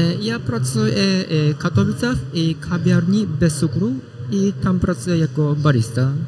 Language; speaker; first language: Polish; non-native, learner; Japanese